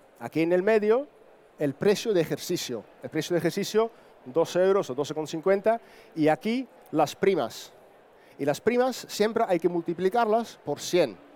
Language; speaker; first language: Spanish; non-native, fluent; Dutch